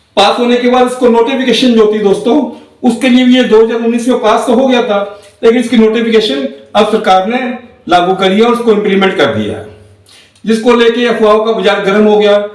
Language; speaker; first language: Hindi; native; Hindi